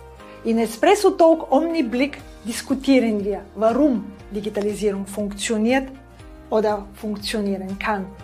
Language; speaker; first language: German; non-native, fluent; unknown